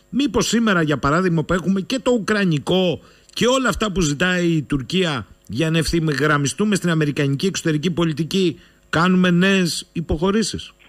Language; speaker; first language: Greek; native; Greek